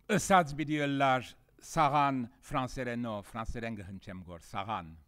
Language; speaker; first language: Armenian; early bilingual, heritage; Armenian